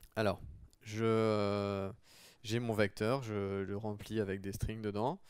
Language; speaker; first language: French; native; French